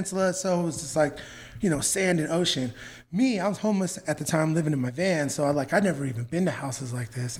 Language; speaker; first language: English; native; English